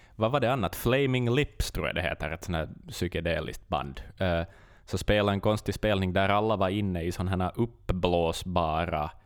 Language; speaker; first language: Swedish; native; Swedish